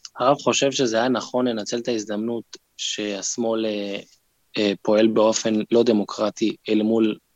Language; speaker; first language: Hebrew; native; Hebrew